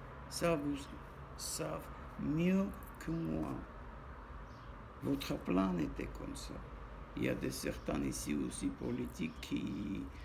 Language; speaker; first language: French; non-native, learner; Armenian